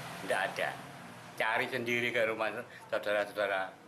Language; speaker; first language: Indonesian; non-native, local second language; Javanese